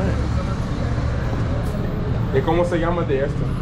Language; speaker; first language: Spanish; non-native, learner; English